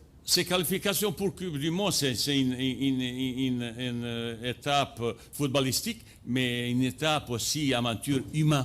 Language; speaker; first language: French; non-native, fluent; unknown